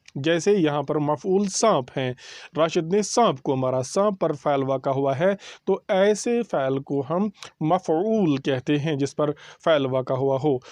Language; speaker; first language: Urdu; non-native, local second language; Kashmiri